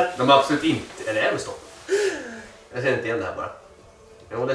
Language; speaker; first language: Swedish; native; Swedish